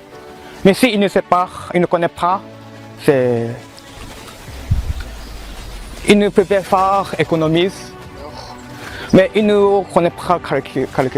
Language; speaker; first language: French; non-native, learner; Japanese